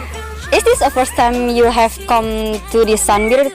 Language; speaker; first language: English; non-native, learner; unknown